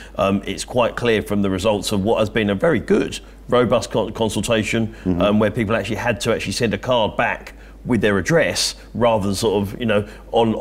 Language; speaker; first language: English; native; English